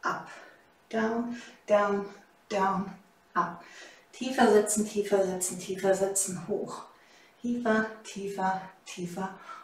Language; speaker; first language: German; native; German